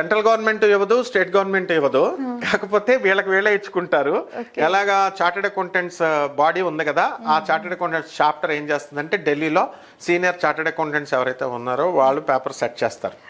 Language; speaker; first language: Telugu; native; Telugu